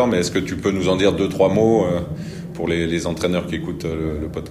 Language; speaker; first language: French; native; French